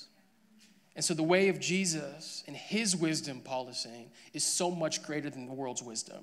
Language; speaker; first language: English; native; English